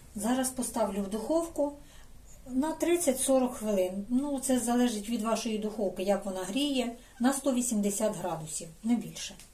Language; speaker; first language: Ukrainian; non-native, local second language; Russian